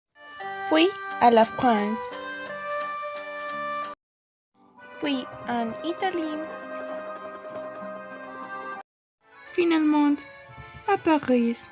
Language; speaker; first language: French; non-native, learner; Spanish